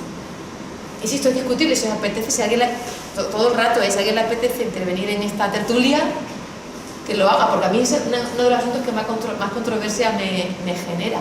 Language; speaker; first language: Spanish; native; Spanish